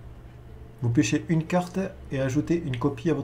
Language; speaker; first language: French; native; French